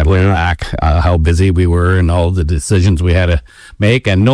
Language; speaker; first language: English; native; English